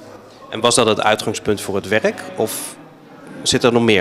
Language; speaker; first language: Dutch; native; Dutch